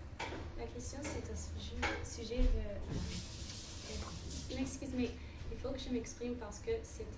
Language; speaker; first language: French; non-native, learner; English